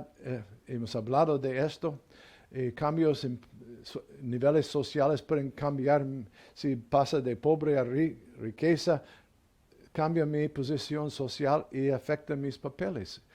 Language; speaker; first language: Spanish; non-native, fluent; English